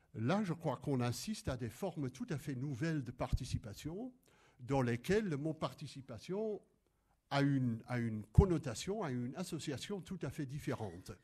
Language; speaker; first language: French; non-native, fluent; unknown